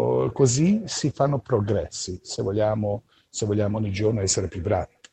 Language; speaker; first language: Italian; non-native, fluent; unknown